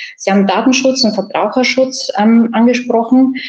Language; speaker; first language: German; early bilingual, other home language; Russian